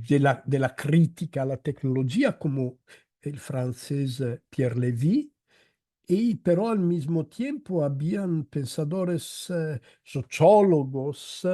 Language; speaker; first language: Spanish; non-native, fluent; Italian